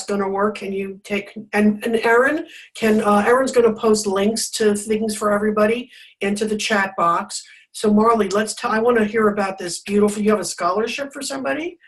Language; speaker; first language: English; native; English